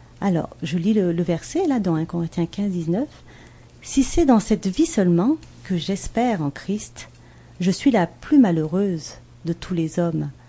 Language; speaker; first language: French; non-native, local second language; Malagasy